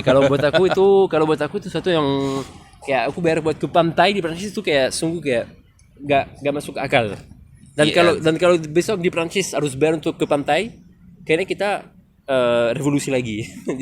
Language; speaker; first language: Indonesian; non-native, fluent; French